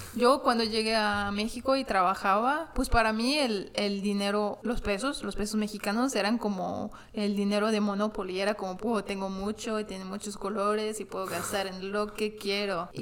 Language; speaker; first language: Spanish; non-native, fluent; English